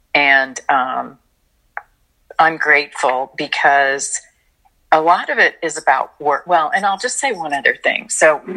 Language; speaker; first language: English; native; English